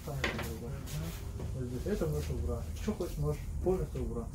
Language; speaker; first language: Russian; non-native, fluent; Tajik